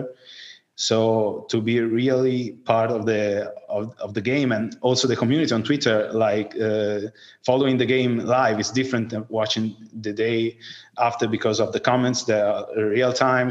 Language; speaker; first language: English; non-native, fluent; Italian